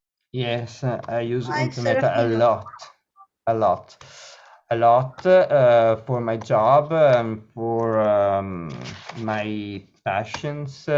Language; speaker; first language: English; non-native, learner; Italian